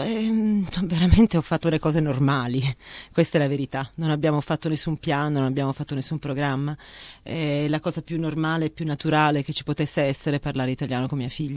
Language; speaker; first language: Italian; native; Italian